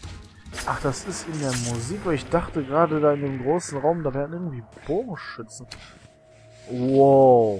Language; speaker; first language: German; native; German